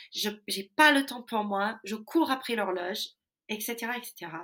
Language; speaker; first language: French; non-native, fluent; English